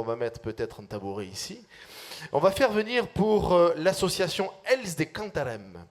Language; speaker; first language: French; native; French